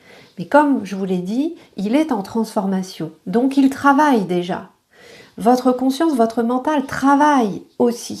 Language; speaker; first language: French; native; French